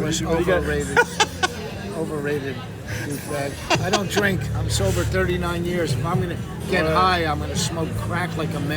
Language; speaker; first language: English; native; English